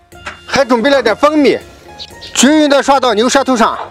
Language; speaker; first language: Chinese; native; Chinese